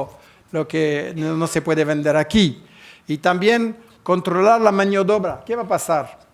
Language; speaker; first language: Spanish; non-native, fluent; French